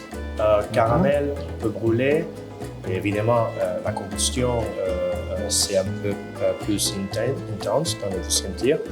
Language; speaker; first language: French; non-native, fluent; Spanish